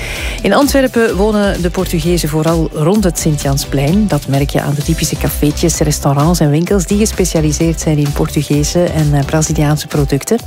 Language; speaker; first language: Dutch; native; Dutch